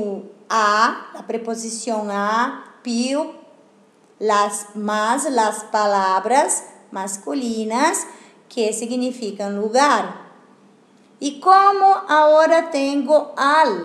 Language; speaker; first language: Spanish; non-native, fluent; Portuguese